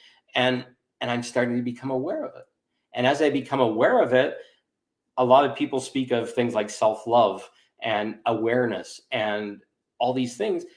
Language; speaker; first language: English; native; English